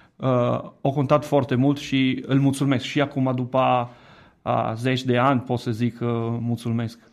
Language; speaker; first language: Romanian; non-native, fluent; Italian